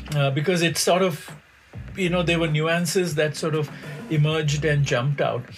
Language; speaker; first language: English; non-native, local second language; Hindi